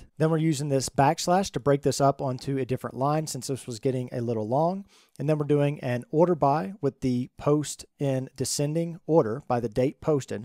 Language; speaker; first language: English; native; English